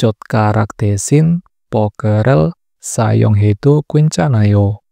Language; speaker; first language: Korean; non-native, learner; Indonesian